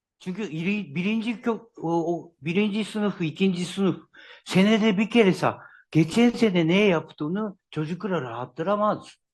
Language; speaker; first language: Turkish; non-native, learner; Japanese